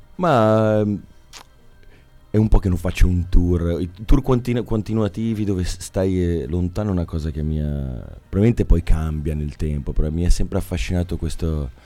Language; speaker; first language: Italian; native; Italian